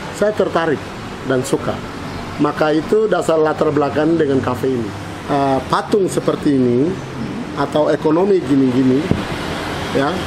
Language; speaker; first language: Indonesian; non-native, local second language; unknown